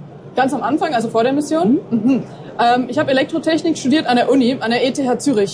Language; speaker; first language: German; native; German